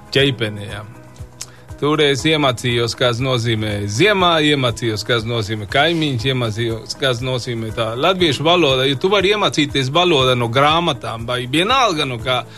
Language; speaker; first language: Latvian; non-native, fluent; Spanish